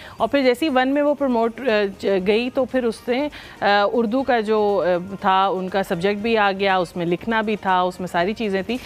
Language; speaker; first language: Urdu; native; Urdu